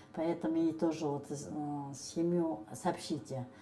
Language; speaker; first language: Russian; non-native, local second language; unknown